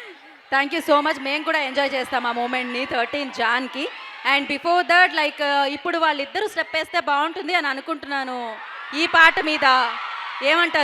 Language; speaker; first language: Telugu; native; Telugu